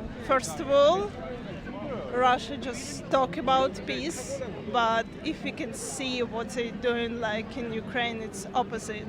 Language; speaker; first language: English; non-native, learner; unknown